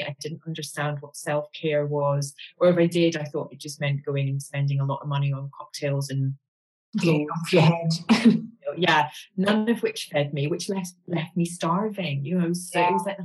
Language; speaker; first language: English; native; English